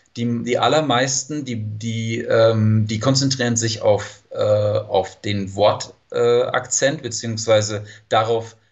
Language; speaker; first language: German; non-native, fluent; English